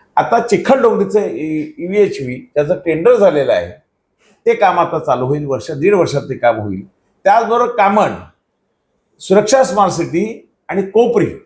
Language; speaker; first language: Marathi; native; Marathi